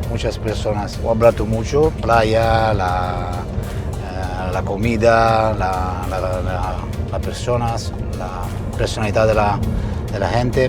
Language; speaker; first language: Spanish; non-native, learner; Italian